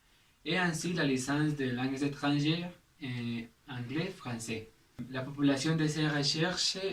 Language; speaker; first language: French; non-native, learner; Spanish